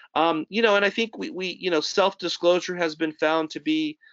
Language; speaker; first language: English; native; English